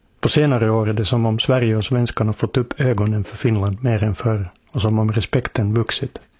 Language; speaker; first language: Swedish; native; Swedish